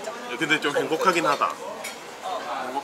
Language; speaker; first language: Korean; native; Korean